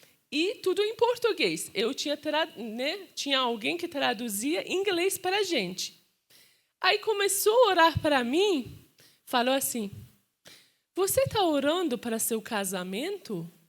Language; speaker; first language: Portuguese; non-native, fluent; Persian